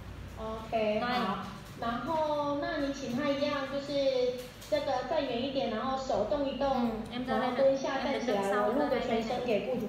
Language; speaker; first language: Chinese; native; Chinese